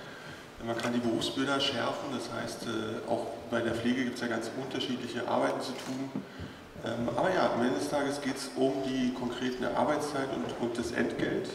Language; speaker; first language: German; native; German